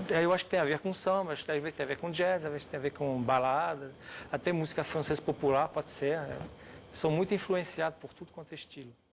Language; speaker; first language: Portuguese; non-native, fluent; French